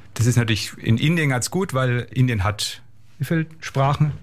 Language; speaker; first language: German; native; German